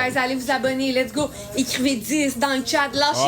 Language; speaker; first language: French; native; French